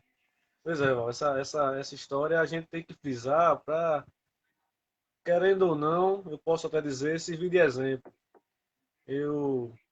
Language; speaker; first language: Portuguese; native; Portuguese